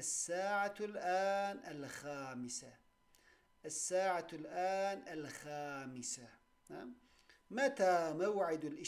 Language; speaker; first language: Arabic; non-native, fluent; Turkish